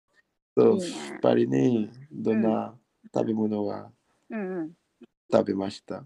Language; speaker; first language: Japanese; non-native, learner; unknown